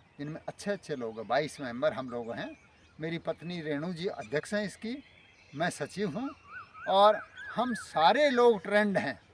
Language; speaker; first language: Hindi; native; Hindi